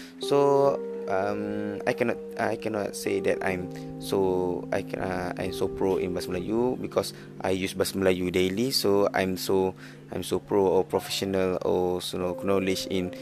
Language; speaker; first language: English; non-native, learner; Malay